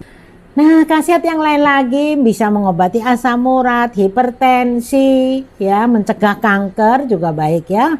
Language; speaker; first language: Indonesian; native; Indonesian